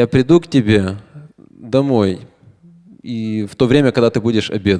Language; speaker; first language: Russian; native; Russian